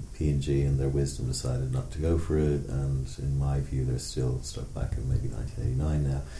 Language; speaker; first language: English; native; English